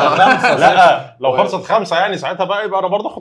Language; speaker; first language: Arabic; native; Arabic